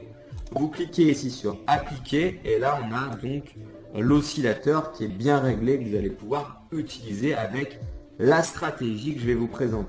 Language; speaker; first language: French; native; French